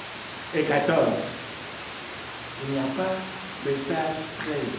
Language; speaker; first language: French; non-native, learner; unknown